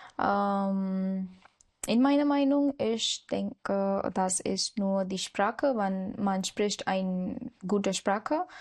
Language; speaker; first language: German; non-native, learner; Marathi